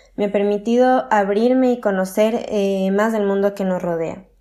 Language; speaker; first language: Spanish; native; Spanish